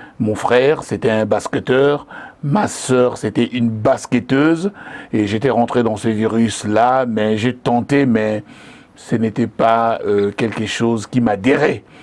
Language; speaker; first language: French; non-native, local second language; Lingala